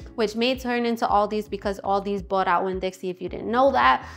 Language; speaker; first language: English; native; English